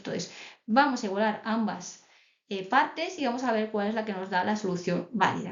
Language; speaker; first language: Spanish; native; Spanish